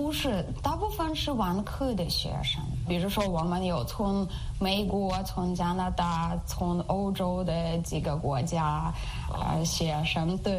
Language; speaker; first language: Chinese; non-native, learner; Ukrainian